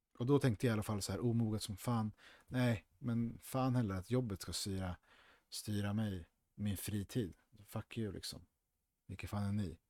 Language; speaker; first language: Swedish; early bilingual, other home language; Spanish